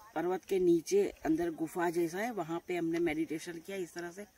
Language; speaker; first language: Hindi; non-native, local second language; Gujarati